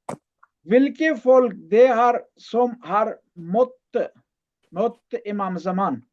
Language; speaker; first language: Norwegian; non-native, learner; Urdu